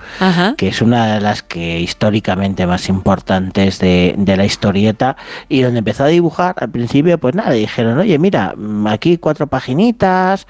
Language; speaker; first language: Spanish; native; Spanish